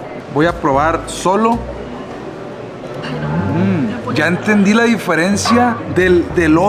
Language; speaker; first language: Spanish; native; Spanish